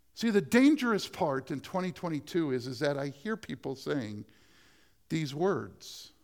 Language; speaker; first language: English; native; English